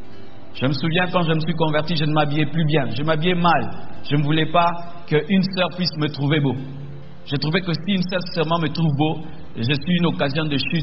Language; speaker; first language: French; non-native, local second language; Lingala